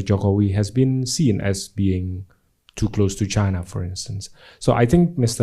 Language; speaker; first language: English; non-native, fluent; Indonesian